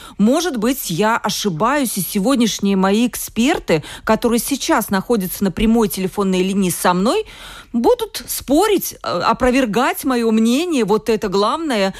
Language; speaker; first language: Russian; native; Russian